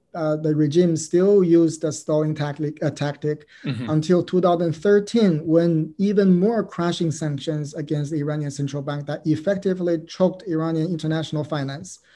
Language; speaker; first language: English; non-native, fluent; Chinese